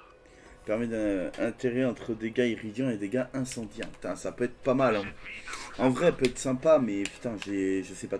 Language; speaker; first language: French; native; French